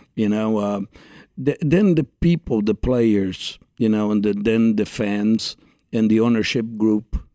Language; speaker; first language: English; non-native, fluent; Portuguese